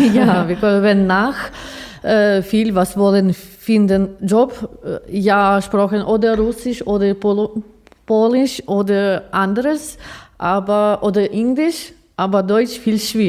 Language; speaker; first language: German; non-native, learner; Ukrainian